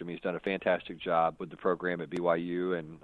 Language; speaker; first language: English; native; English